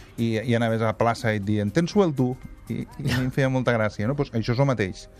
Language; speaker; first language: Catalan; native; Catalan